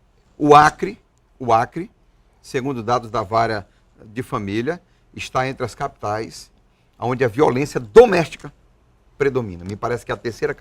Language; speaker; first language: Portuguese; native; Portuguese